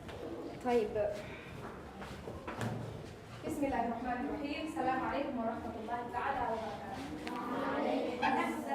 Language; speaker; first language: Arabic; non-native, local second language; Comorian